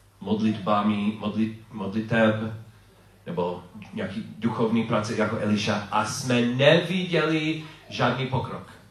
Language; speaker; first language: Czech; non-native, fluent; English